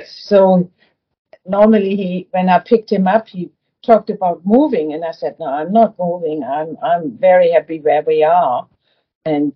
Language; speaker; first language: English; non-native, fluent; German